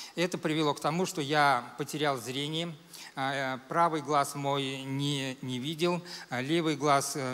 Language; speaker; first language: Russian; native; Russian